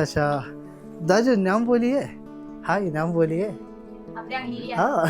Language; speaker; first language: Hindi; non-native, local second language; Malayalam